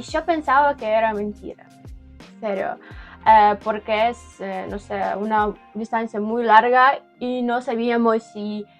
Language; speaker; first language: Spanish; non-native, learner; Ukrainian